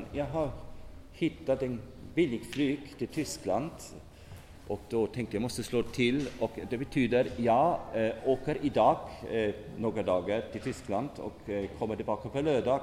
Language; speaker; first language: Swedish; non-native, fluent; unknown